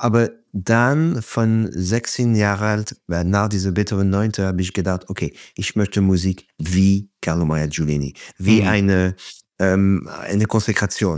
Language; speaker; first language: German; non-native, fluent; French